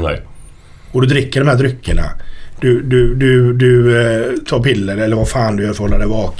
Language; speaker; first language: Swedish; native; Swedish